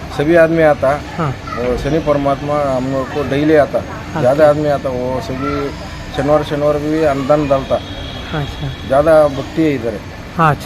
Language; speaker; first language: Hindi; non-native, local second language; Kannada